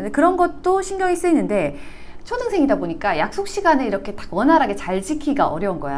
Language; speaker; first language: Korean; native; Korean